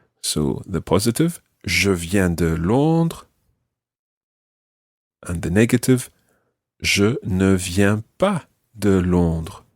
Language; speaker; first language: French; non-native, fluent; English